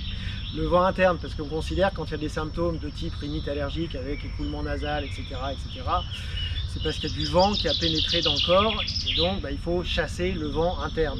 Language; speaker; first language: French; native; French